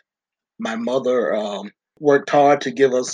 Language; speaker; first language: English; native; English